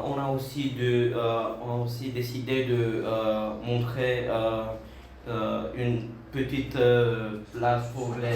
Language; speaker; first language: French; non-native, learner; Bulgarian